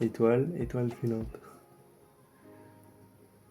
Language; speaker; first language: French; native; French